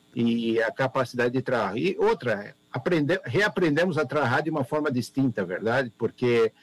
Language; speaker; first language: Spanish; non-native, learner; Portuguese